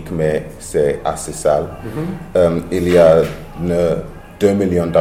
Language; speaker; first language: French; non-native, learner; English